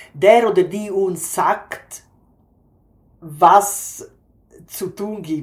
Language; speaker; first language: German; non-native, fluent; Italian